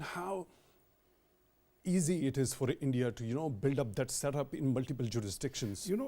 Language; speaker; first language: English; non-native, local second language; Urdu